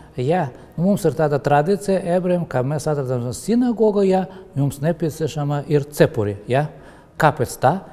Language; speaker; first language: Latvian; non-native, local second language; Russian